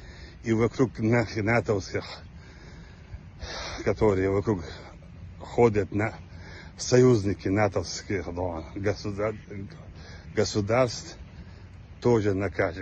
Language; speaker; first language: Russian; non-native, local second language; Chechen